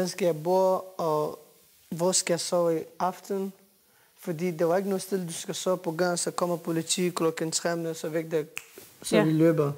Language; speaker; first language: Danish; non-native, learner; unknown